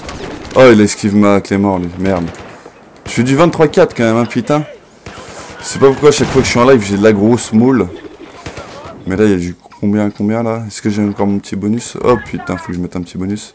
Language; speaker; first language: French; native; French